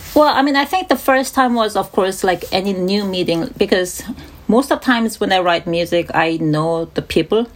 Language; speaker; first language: English; non-native, fluent; Korean